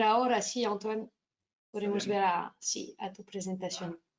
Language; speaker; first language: Spanish; non-native, fluent; French